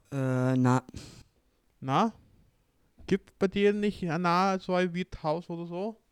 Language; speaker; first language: German; non-native, learner; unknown